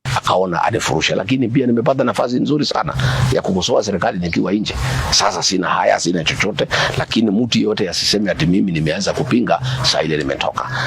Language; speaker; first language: Swahili; non-native, local second language; Kikuyu